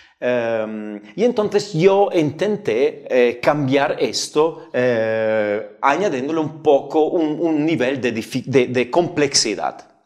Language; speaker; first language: Spanish; non-native, fluent; Italian